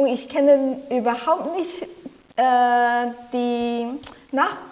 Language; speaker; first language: German; non-native, learner; English